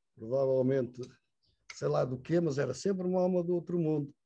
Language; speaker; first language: Portuguese; native; Portuguese